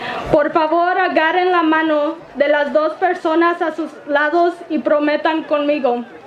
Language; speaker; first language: Spanish; early bilingual, heritage; Spanish